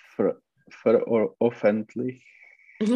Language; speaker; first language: German; non-native, learner; Czech